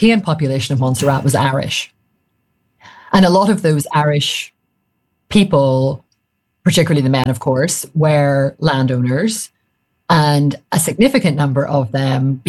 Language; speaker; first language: English; native; English